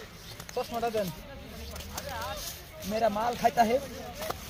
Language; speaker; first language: Hindi; non-native, learner; Bangla